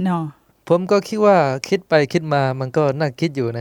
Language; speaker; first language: Thai; non-native, local second language; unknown